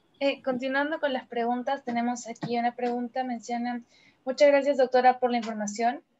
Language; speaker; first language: Spanish; native; Spanish